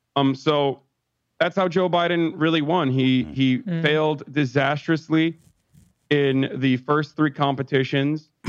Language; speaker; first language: English; non-native, fluent; Turkish